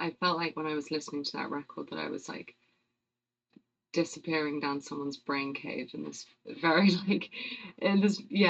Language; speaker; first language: English; native; English